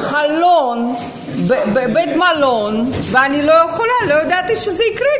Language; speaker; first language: Hebrew; non-native, fluent; Russian